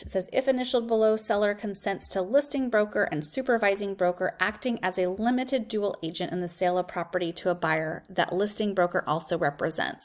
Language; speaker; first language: English; native; English